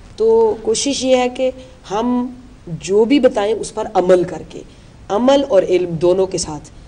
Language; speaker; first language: Urdu; native; Urdu